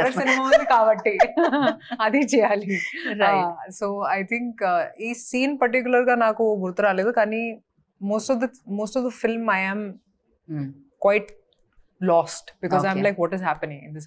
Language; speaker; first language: Telugu; non-native, fluent; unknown